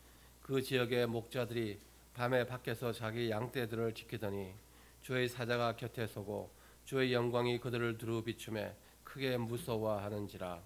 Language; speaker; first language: Korean; native; Korean